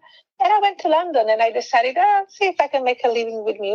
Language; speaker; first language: English; non-native, fluent; Italian